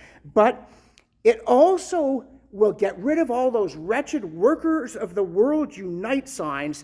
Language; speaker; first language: English; native; English